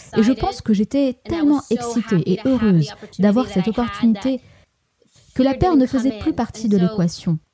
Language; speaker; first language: French; non-native, fluent; Greek